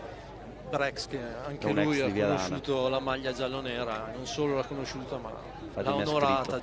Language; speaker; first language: Italian; native; Italian